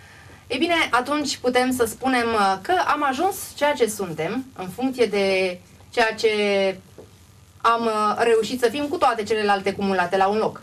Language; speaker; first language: Romanian; native; Romanian